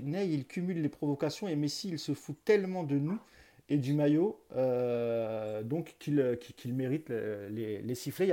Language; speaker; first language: French; native; French